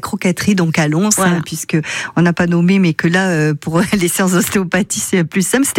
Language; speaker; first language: French; native; French